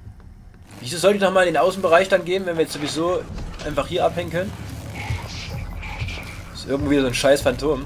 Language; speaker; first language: German; native; German